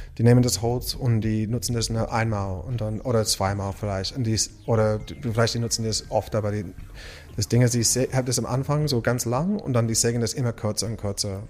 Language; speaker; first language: German; non-native, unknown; English